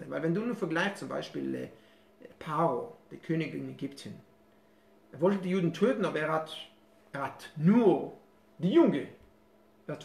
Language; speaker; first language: German; non-native, fluent; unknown